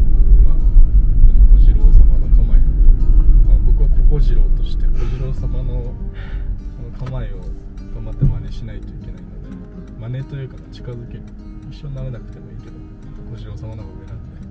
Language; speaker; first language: Japanese; native; Japanese